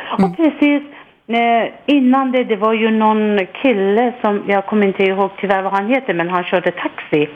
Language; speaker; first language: Swedish; non-native, fluent; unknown